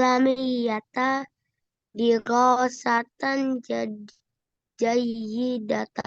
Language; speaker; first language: Arabic; non-native, learner; Indonesian